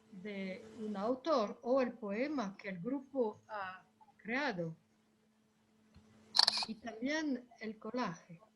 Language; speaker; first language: Spanish; non-native, fluent; French